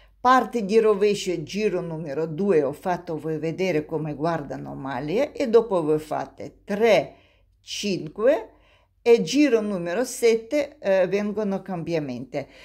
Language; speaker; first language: Italian; non-native, learner; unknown